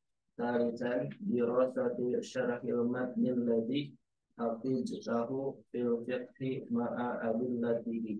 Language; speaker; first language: Arabic; non-native, fluent; Indonesian